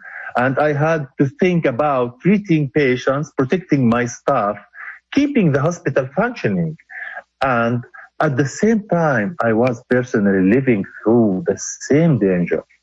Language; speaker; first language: English; non-native, local second language; Arabic